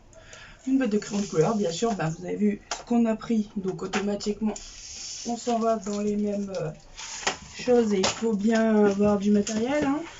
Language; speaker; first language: French; native; French